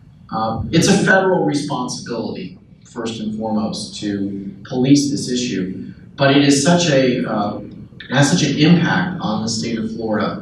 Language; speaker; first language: English; native; English